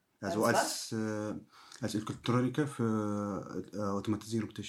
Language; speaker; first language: German; non-native, learner; Arabic